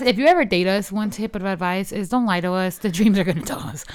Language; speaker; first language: English; early bilingual, other home language; Spanish